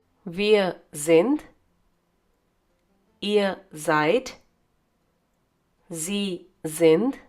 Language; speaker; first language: German; non-native, fluent; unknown